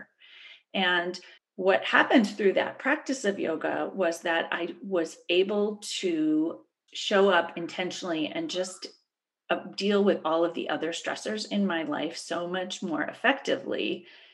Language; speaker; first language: English; native; English